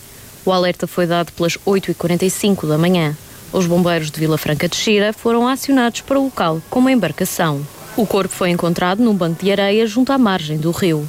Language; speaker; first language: Portuguese; native; Portuguese